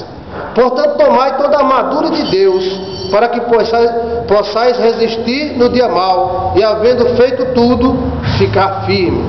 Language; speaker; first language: Portuguese; native; Portuguese